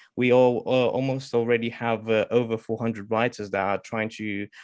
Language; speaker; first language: English; non-native, fluent; Romanian